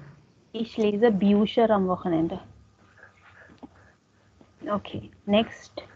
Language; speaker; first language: German; non-native, fluent; Hindi